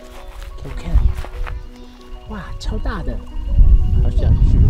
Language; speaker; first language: Chinese; non-native, fluent; English